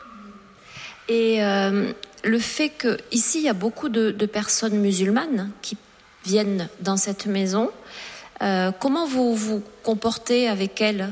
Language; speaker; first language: French; native; French